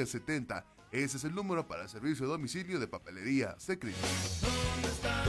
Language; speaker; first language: Spanish; native; Spanish